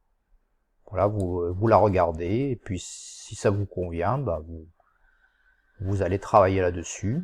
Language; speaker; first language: French; native; French